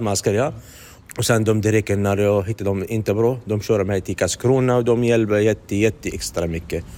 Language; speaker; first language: Swedish; non-native, learner; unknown